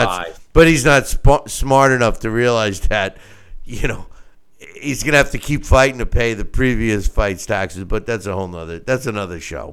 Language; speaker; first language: English; native; English